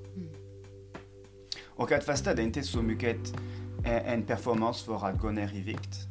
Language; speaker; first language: Swedish; non-native, fluent; French